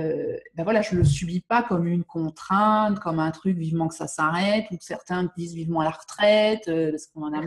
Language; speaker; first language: French; native; French